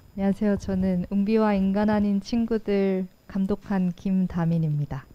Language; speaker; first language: Korean; native; Korean